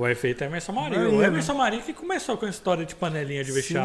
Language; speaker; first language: Portuguese; native; Portuguese